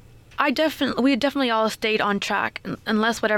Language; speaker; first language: English; native; English